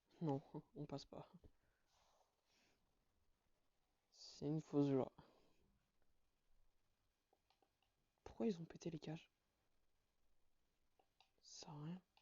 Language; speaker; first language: French; native; French